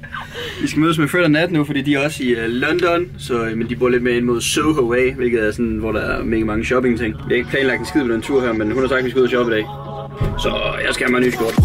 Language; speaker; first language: Danish; native; Danish